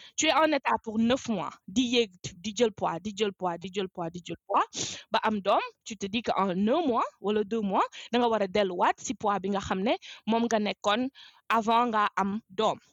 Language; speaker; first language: French; non-native, local second language; Wolof